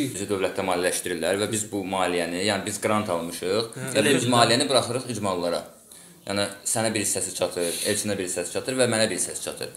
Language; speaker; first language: Azerbaijani; non-native, local second language; Russian